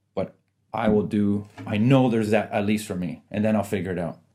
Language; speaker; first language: English; native; English